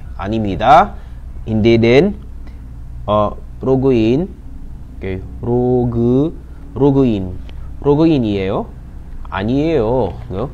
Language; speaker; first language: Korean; non-native, learner; Filipino